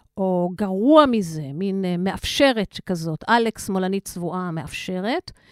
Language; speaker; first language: Hebrew; native; Hebrew